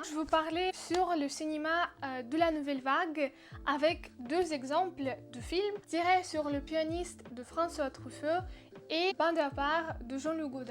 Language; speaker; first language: French; non-native, learner; Russian